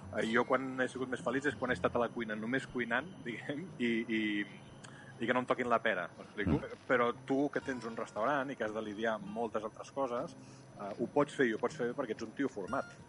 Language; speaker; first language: Catalan; native; Catalan